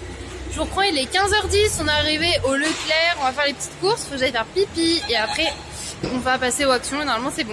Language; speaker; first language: French; native; French